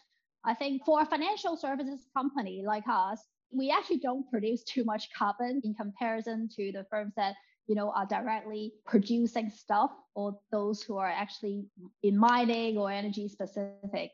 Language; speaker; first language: English; non-native, local second language; Cantonese